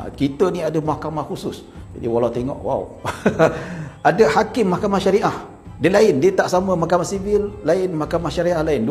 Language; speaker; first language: Malay; native; Malay